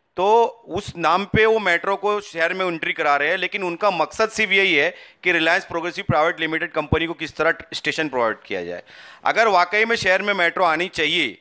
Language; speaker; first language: Hindi; non-native, local second language; Urdu